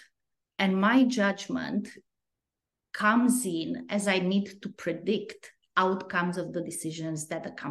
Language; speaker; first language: English; non-native, fluent; Romanian